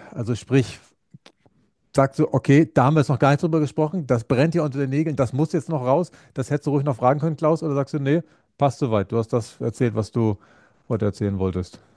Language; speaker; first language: German; native; German